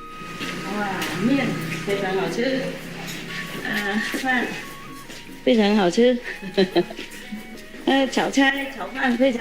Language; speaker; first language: Chinese; non-native, learner; Vietnamese